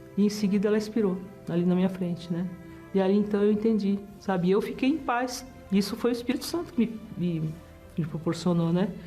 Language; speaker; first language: Portuguese; early bilingual, other home language; German